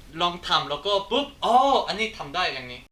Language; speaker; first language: Thai; non-native, learner; Korean